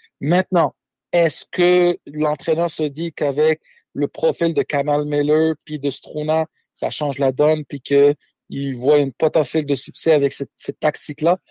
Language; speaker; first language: French; native; French